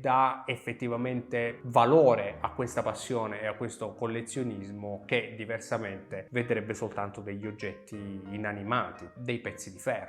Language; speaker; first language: Italian; native; Italian